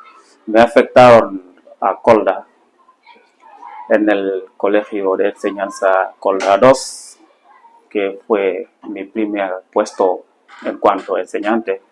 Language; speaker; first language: Spanish; non-native, fluent; Serer